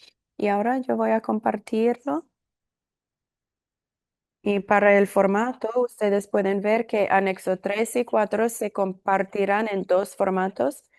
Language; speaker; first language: Spanish; non-native, fluent; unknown